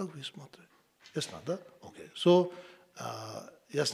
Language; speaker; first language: Russian; non-native, learner; Tibetan